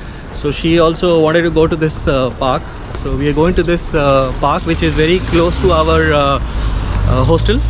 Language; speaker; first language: English; non-native, local second language; Hindi